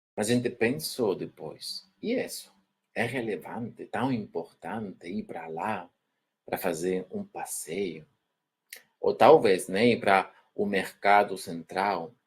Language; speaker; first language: Portuguese; non-native, fluent; Spanish